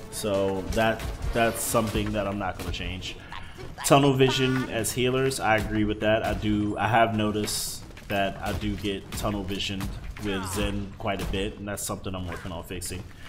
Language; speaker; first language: English; native; English